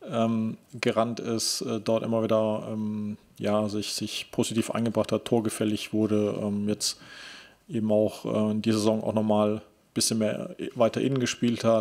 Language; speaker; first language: German; native; German